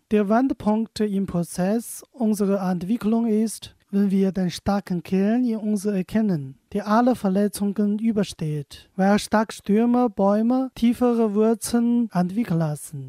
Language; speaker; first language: German; non-native, fluent; Chinese